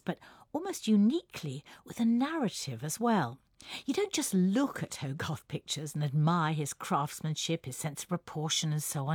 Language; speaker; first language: English; native; English